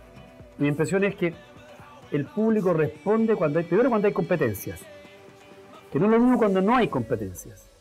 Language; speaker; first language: Spanish; native; Spanish